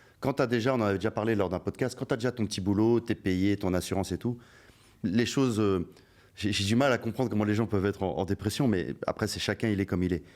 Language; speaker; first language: French; native; French